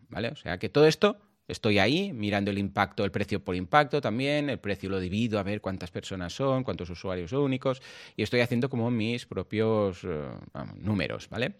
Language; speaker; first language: Spanish; non-native, local second language; Catalan